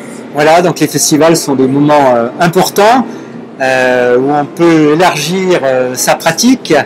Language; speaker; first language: French; native; French